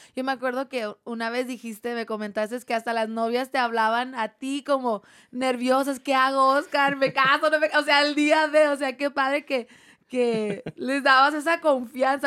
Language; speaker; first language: Spanish; non-native, fluent; English